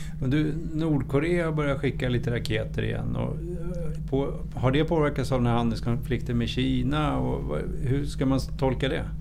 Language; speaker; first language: Swedish; native; Swedish